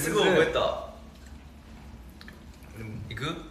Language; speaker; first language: Japanese; non-native, fluent; Chinese